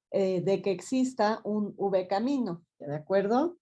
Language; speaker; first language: Spanish; native; Spanish